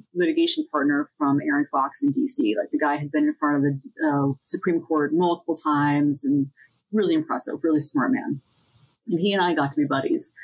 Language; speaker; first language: English; native; English